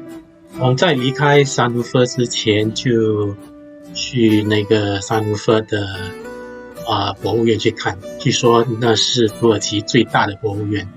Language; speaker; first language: Chinese; native; Chinese